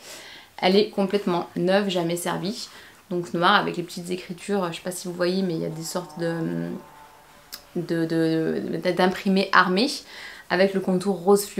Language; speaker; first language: French; native; French